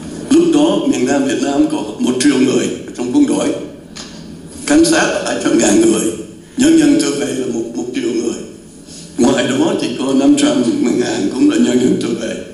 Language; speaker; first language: Vietnamese; non-native, fluent; English